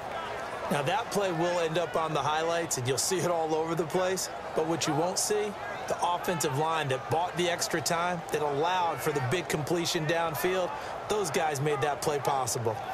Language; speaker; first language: English; native; English